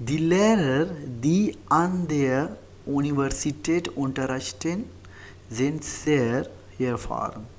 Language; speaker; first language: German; non-native, fluent; Hindi